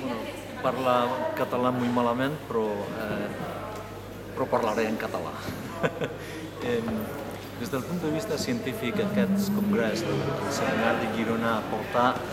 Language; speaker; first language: Catalan; non-native, fluent; Basque